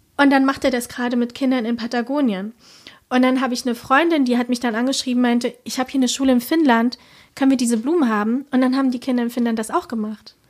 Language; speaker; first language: German; early bilingual, other home language; Spanish